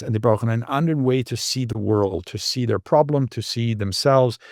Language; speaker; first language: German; non-native, learner; English